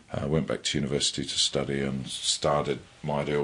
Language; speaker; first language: English; native; English